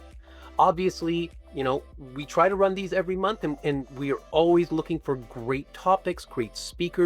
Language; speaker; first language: English; native; English